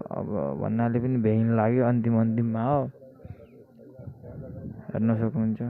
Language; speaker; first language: Nepali; native; Nepali